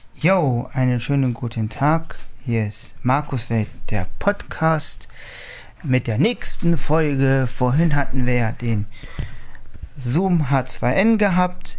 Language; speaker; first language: German; native; German